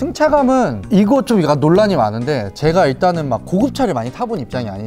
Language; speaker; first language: Korean; native; Korean